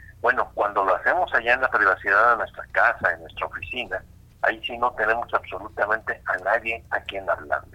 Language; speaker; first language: Spanish; native; Spanish